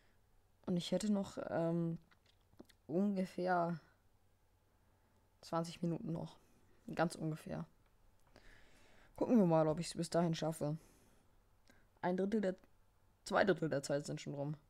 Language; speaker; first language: German; native; German